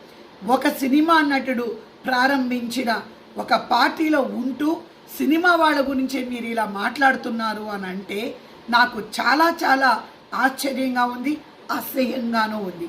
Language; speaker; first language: Telugu; native; Telugu